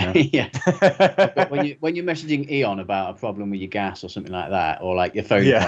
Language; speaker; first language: English; native; English